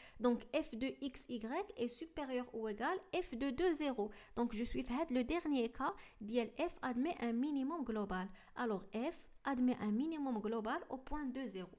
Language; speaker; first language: French; non-native, local second language; Arabic